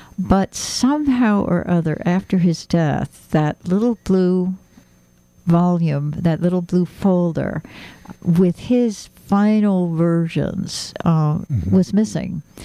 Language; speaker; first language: English; native; English